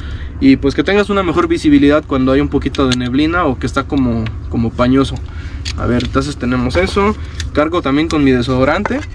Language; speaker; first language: Spanish; native; Spanish